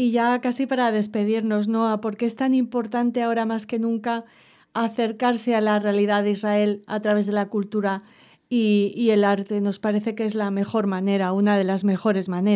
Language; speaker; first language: Spanish; native; Spanish